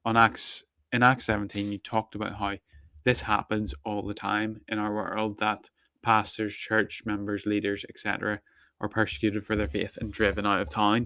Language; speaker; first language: English; native; English